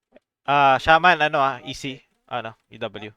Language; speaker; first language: English; non-native, local second language; Filipino